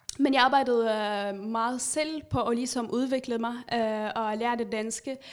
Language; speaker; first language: Danish; non-native, fluent; Arabic